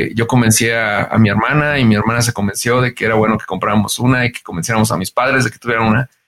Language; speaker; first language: Spanish; native; Spanish